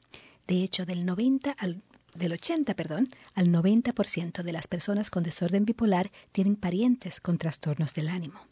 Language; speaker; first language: Spanish; native; Spanish